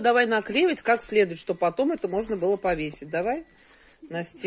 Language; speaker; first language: Russian; native; Russian